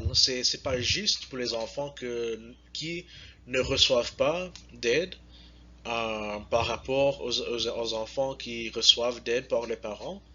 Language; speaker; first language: French; non-native, learner; English